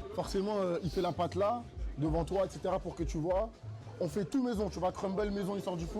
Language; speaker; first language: French; native; French